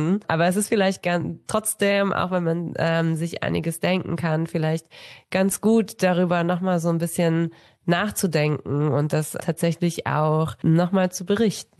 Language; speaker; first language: German; native; German